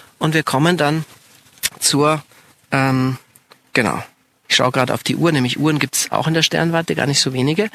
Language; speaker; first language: German; native; German